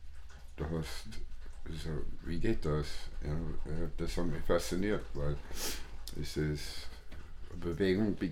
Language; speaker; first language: German; non-native, fluent; English